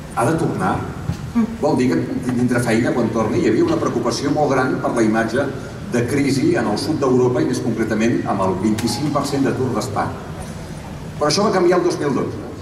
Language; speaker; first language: Catalan; native; Catalan